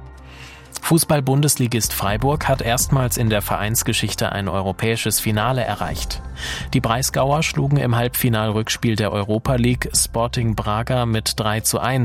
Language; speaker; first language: German; native; German